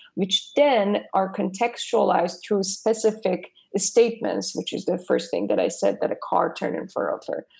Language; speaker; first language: English; non-native, fluent; Persian